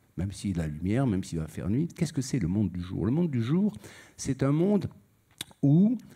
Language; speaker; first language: French; native; French